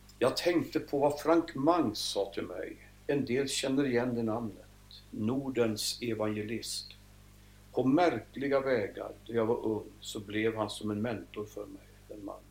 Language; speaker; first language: Swedish; native; Swedish